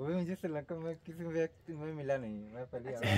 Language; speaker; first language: Hindi; native; Hindi